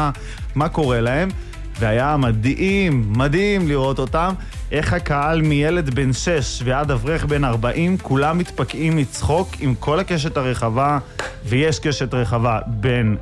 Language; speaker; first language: Hebrew; native; Hebrew